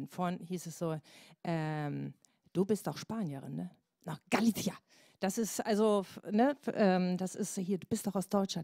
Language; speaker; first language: German; native; German